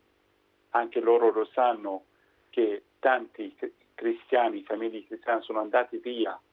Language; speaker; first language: Italian; non-native, fluent; Arabic